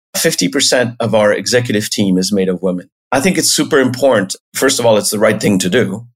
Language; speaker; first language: English; non-native, fluent; French